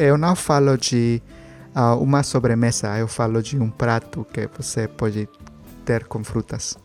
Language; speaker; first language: Portuguese; non-native, learner; Spanish